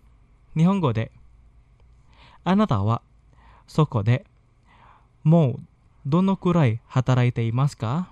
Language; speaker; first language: Japanese; non-native, fluent; Indonesian